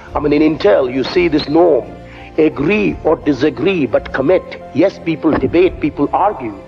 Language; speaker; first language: English; non-native, local second language; Bangla